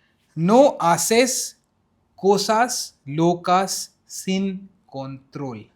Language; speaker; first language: Spanish; non-native, learner; Hindi